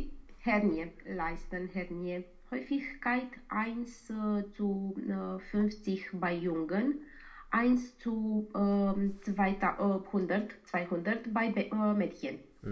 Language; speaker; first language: German; non-native, learner; Romanian